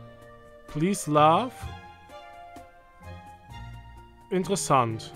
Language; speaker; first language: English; non-native, fluent; German